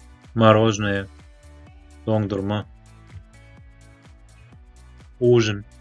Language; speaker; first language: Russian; non-native, local second language; Turkmen